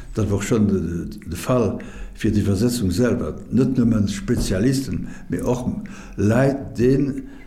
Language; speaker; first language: Luxembourgish; non-native, fluent; French